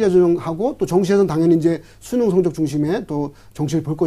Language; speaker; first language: Korean; native; Korean